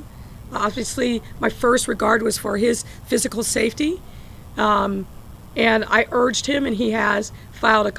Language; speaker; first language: English; native; English